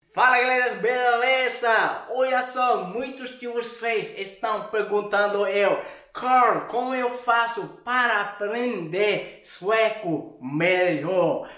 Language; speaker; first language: Portuguese; non-native, fluent; Swedish